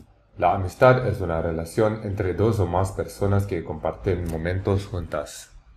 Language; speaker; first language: Spanish; non-native, learner; English